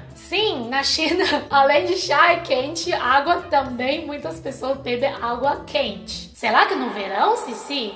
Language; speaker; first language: Portuguese; non-native, fluent; Chinese